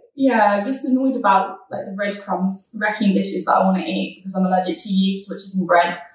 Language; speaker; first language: English; non-native, fluent; Polish